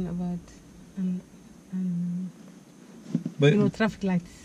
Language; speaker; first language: English; non-native, learner; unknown